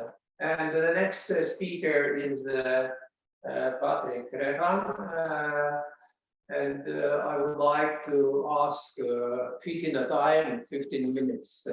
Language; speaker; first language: English; non-native, learner; Latvian